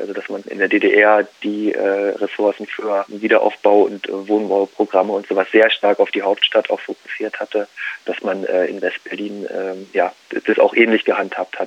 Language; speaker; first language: German; native; German